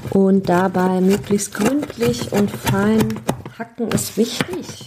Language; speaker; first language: German; native; German